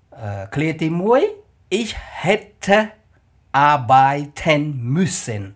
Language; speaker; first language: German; non-native, fluent; Khmer